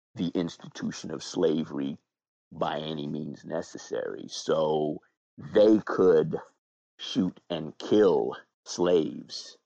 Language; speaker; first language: English; native; English